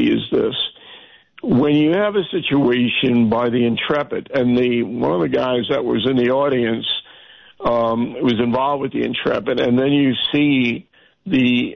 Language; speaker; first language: English; native; English